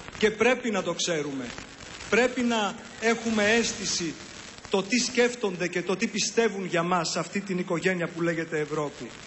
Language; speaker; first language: Greek; early bilingual, heritage; Greek